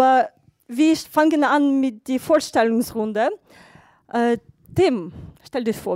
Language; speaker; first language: German; non-native, fluent; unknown